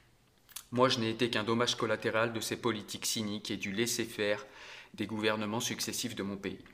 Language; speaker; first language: French; native; French